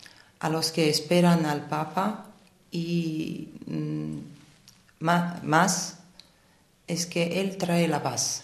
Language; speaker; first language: Spanish; non-native, fluent; Armenian